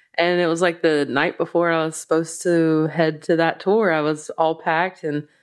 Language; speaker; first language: English; native; English